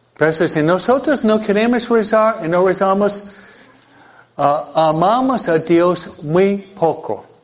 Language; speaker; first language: Spanish; non-native, fluent; English